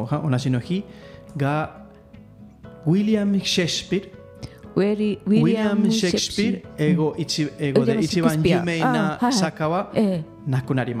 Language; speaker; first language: Japanese; non-native, learner; Catalan